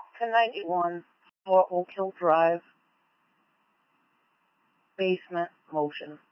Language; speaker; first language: English; native; English